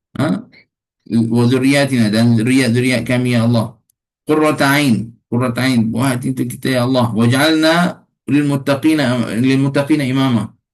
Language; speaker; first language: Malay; non-native, fluent; Arabic